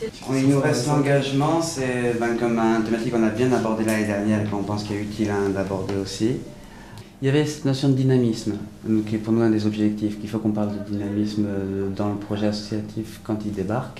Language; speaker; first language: French; native; French